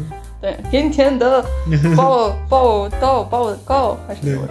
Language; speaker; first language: Chinese; non-native, fluent; Ukrainian